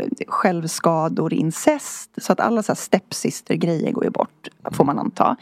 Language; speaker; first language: Swedish; native; Swedish